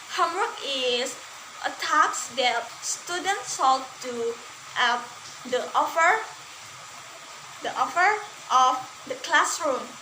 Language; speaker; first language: English; non-native, learner; Indonesian